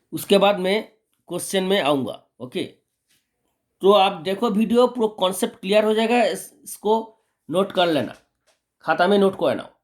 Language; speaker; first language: Hindi; non-native, local second language; Bangla